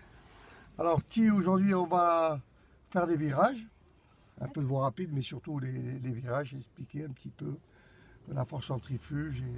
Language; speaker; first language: French; native; French